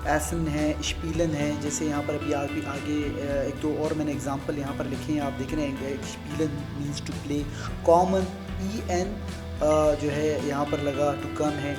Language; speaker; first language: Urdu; native; Urdu